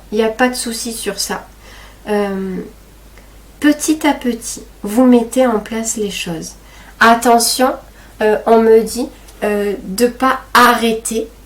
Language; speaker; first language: French; native; French